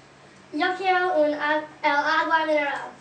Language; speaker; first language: Spanish; non-native, learner; English